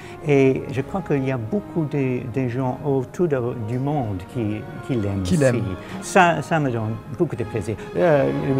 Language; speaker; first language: French; non-native, fluent; English